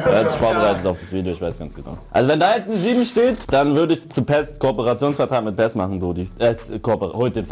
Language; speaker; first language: German; native; German